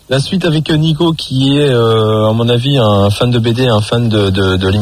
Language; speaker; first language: French; native; French